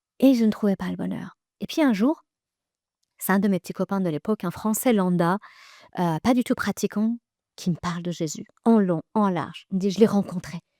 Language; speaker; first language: French; early bilingual, other home language; Persian